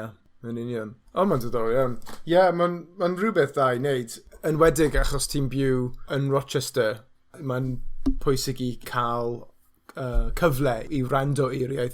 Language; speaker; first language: Welsh; non-native, learner; English